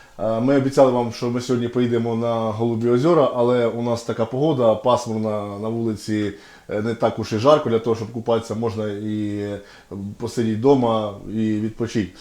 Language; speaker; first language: Ukrainian; non-native, local second language; Russian